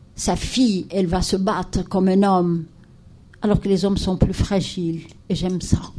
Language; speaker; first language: French; non-native, local second language; Arabic